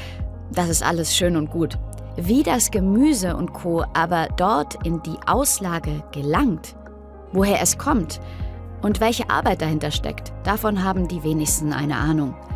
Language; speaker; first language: German; native; German